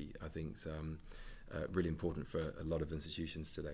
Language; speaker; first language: English; native; English